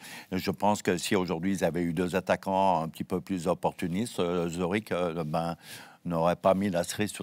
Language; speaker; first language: French; native; French